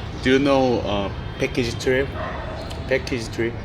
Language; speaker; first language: English; non-native, learner; Korean